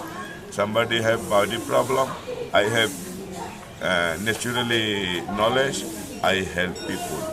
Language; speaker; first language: English; non-native, learner; Hindi